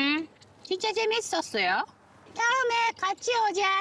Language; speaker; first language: Korean; non-native, learner; Japanese